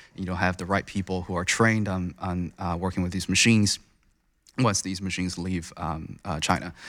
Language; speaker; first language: English; non-native, fluent; Chinese